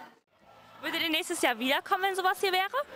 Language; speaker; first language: German; native; German